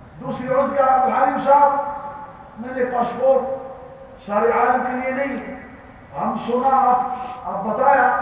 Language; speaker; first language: Urdu; non-native, learner; Arabic